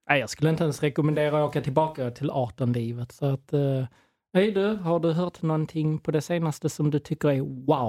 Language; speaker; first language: Swedish; native; Swedish